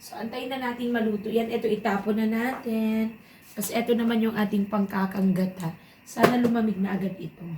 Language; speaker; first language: Filipino; non-native, local second language; Bikol